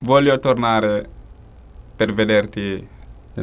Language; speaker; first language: Italian; non-native, learner; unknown